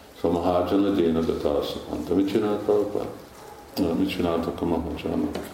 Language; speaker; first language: Hungarian; early bilingual, heritage; Hungarian